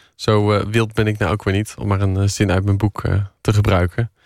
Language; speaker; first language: Dutch; native; Dutch